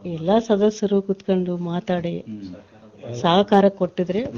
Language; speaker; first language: Kannada; non-native, local second language; Telugu